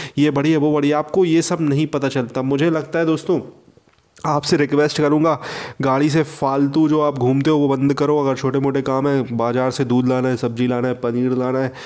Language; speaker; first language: Hindi; native; Hindi